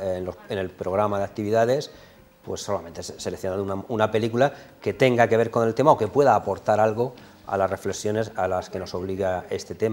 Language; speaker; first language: Spanish; native; Spanish